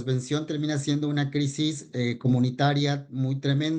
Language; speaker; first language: Spanish; native; Spanish